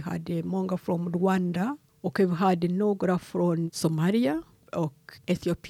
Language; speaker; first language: Swedish; non-native, fluent; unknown